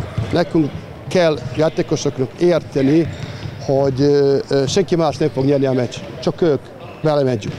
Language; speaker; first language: Hungarian; non-native, learner; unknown